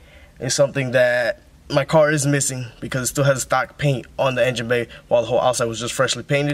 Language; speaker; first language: English; native; English